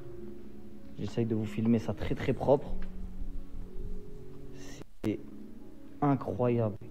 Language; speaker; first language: French; native; French